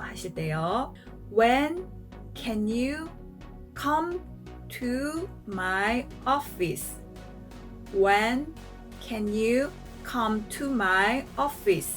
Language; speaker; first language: English; non-native, fluent; Korean